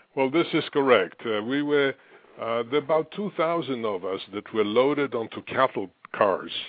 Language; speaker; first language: English; non-native, fluent; Russian